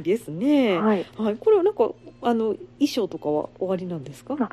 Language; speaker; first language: Japanese; native; Japanese